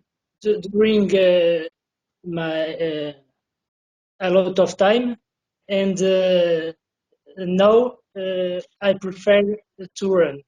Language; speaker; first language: English; non-native, learner; Portuguese